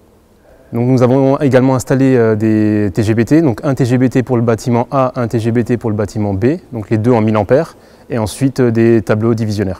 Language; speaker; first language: French; native; French